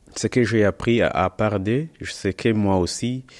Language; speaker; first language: French; non-native, local second language; Kinyarwanda